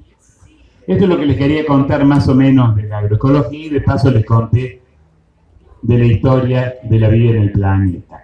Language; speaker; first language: Spanish; native; Spanish